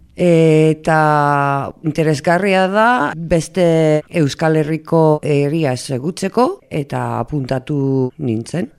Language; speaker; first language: Basque; non-native, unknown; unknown